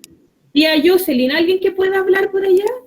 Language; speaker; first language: Spanish; native; Spanish